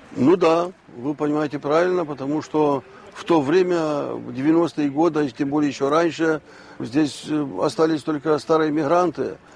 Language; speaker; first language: Russian; non-native, local second language; Romanian